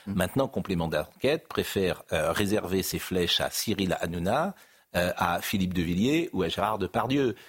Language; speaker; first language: French; native; French